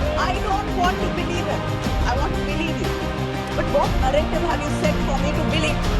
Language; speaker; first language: English; non-native, local second language; Tamil